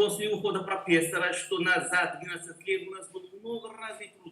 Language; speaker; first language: Russian; non-native, learner; Korean